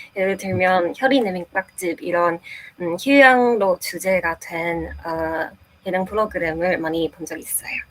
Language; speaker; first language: Korean; non-native, fluent; Chinese